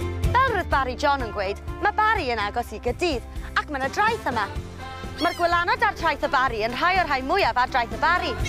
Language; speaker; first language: Welsh; native; Welsh